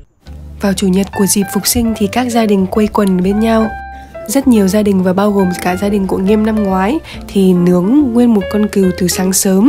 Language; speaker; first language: Vietnamese; native; Vietnamese